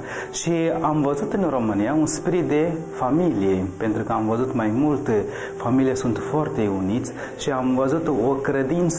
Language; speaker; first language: Romanian; non-native, learner; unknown